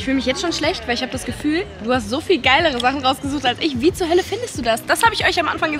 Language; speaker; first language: German; native; German